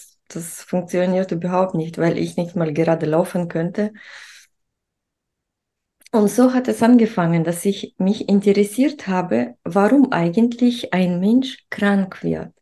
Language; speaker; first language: German; non-native, fluent; Russian